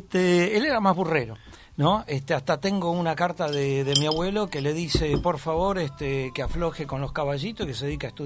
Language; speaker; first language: Spanish; native; Spanish